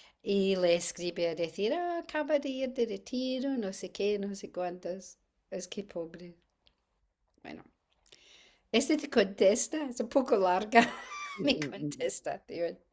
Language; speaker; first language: Spanish; non-native, fluent; English